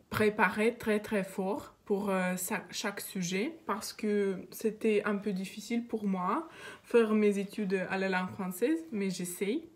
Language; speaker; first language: French; non-native, learner; Russian